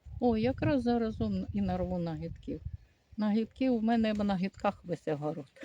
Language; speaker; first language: Ukrainian; native; Ukrainian